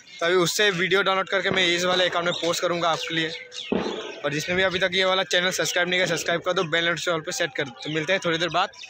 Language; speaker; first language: Hindi; native; Hindi